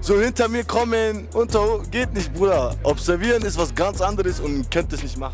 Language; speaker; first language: German; early bilingual, other home language; Turkish